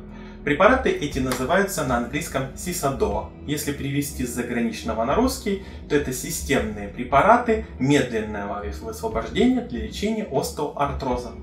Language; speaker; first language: Russian; native; Russian